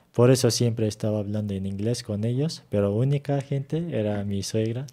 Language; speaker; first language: Spanish; non-native, fluent; Turkish